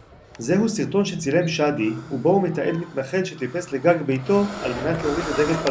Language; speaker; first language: Hebrew; native; Hebrew